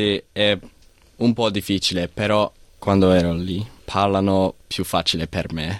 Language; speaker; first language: Italian; non-native, learner; English